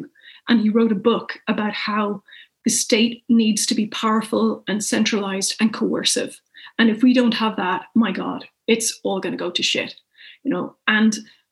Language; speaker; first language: English; native; English